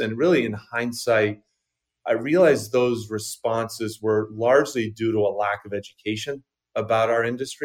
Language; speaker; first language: English; native; English